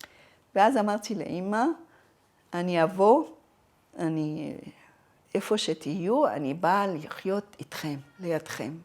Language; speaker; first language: Hebrew; non-native, fluent; Arabic